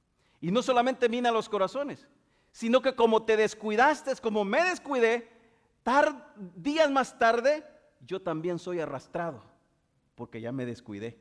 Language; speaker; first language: Spanish; native; Spanish